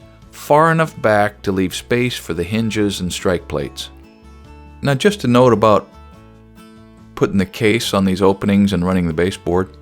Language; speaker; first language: English; native; English